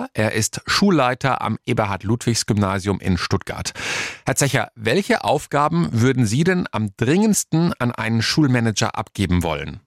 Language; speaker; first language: German; native; German